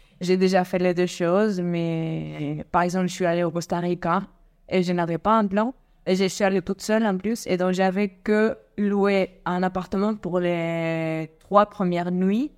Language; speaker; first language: French; non-native, fluent; Spanish